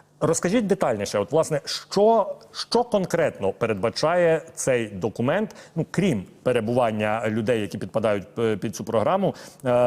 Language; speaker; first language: Ukrainian; native; Ukrainian